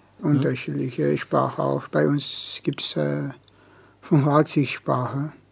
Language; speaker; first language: German; non-native, learner; Amharic